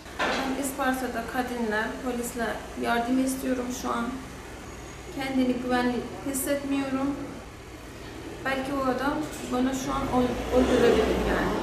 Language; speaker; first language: Turkish; non-native, learner; Persian